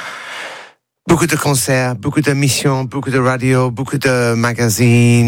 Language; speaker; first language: French; non-native, learner; English